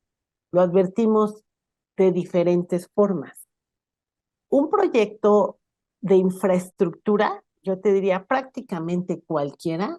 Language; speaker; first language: Spanish; native; Spanish